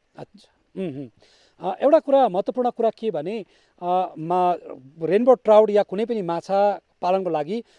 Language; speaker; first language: Nepali; native; Nepali